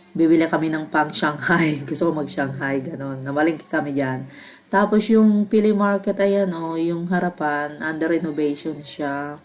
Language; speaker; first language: Filipino; non-native, local second language; Bikol